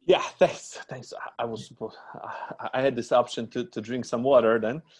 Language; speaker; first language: English; non-native, fluent; Polish